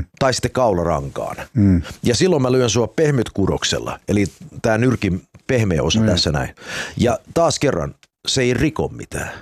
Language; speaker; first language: Finnish; early bilingual, heritage; Finnish